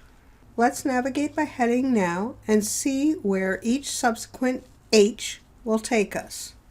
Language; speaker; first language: English; native; English